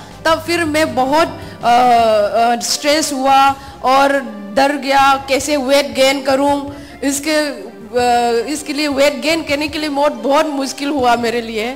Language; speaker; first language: Hindi; non-native, local second language; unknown